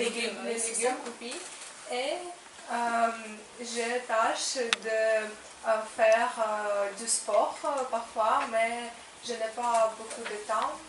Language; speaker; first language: French; non-native, learner; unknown